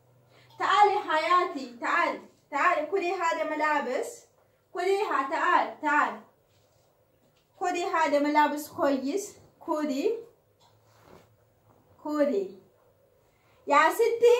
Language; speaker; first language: Arabic; non-native, learner; Oromo